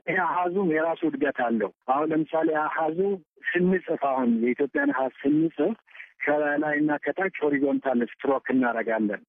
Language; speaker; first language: Amharic; native; Amharic